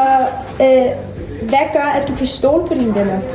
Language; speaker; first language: Danish; native; Danish